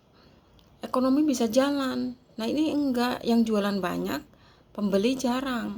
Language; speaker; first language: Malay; non-native, local second language; Javanese